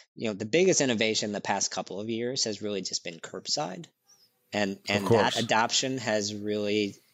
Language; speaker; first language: English; native; English